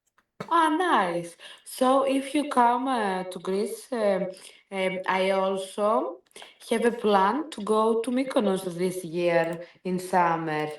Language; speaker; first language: English; non-native, learner; Greek